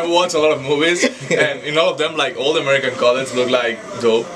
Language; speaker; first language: English; non-native, fluent; Spanish